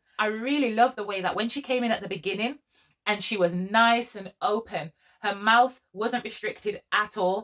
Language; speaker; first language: English; native; English